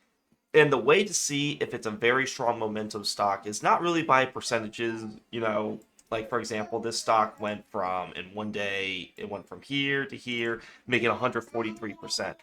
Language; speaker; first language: English; native; English